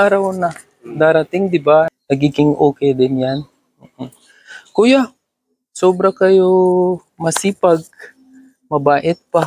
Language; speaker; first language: Filipino; non-native, learner; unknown